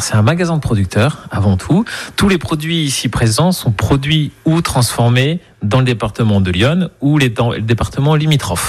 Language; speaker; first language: French; native; French